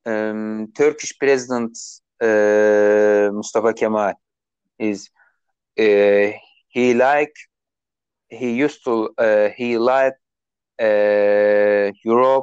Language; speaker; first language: English; non-native, learner; Turkish